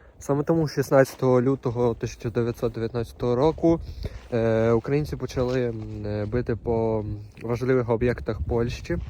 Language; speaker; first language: Ukrainian; native; Ukrainian